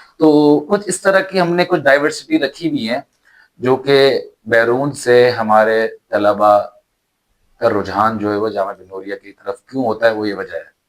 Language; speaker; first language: Urdu; native; Urdu